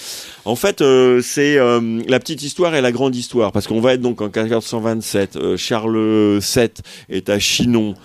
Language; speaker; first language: French; native; French